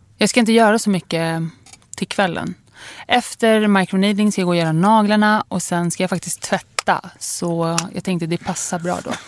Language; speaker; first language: Swedish; early bilingual, other home language; Kurdish